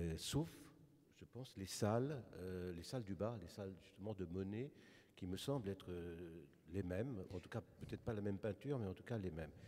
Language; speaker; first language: French; early bilingual, other home language; German